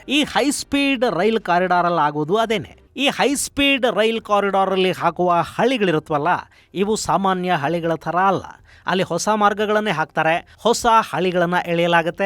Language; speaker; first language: Kannada; native; Kannada